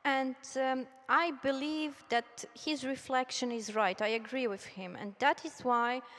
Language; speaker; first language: English; non-native, fluent; Polish